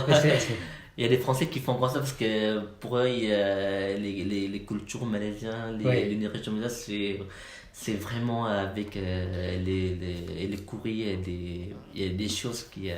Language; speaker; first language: French; non-native, learner; Malay